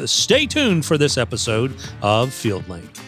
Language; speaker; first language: English; native; English